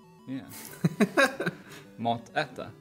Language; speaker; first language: Swedish; non-native, learner; English